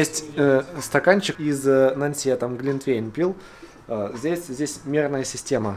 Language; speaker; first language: Russian; native; Russian